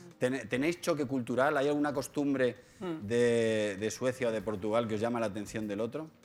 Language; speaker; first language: Spanish; native; Spanish